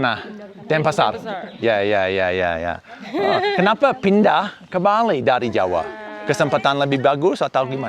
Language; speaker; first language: Indonesian; non-native, learner; English